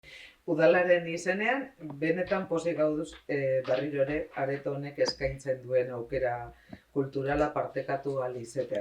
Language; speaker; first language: Basque; native; Basque